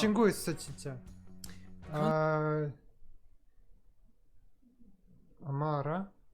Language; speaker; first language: Korean; non-native, learner; Russian